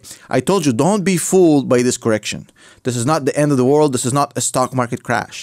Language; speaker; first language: English; native; English